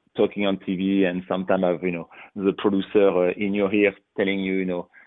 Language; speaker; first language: English; non-native, fluent; French